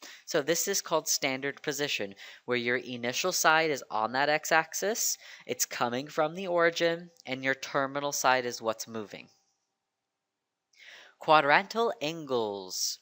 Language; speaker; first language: English; native; English